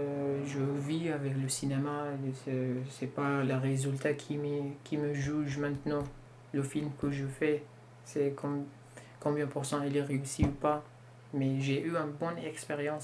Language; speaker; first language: French; non-native, learner; Kurdish